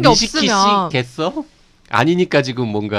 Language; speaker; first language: Korean; native; Korean